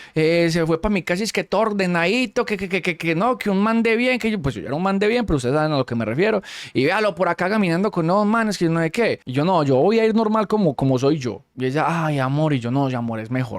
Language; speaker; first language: Spanish; native; Spanish